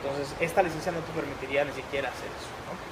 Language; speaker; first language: Spanish; native; Spanish